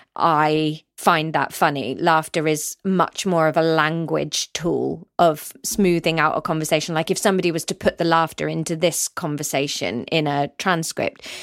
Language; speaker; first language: English; native; English